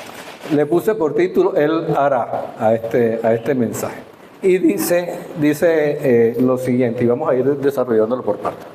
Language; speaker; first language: Spanish; native; Spanish